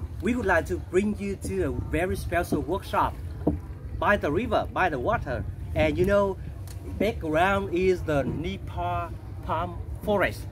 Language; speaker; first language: English; non-native, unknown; Vietnamese